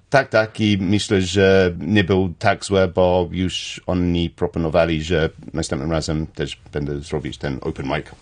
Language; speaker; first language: Polish; non-native, learner; English